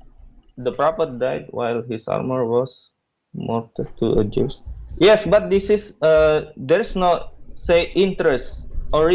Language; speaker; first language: English; non-native, learner; Indonesian